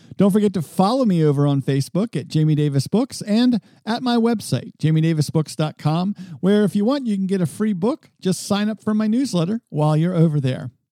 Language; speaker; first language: English; native; English